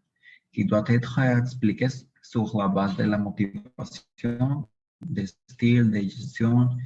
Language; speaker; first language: French; non-native, learner; Spanish